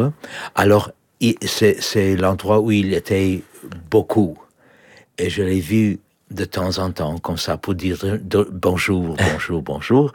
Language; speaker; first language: French; non-native, fluent; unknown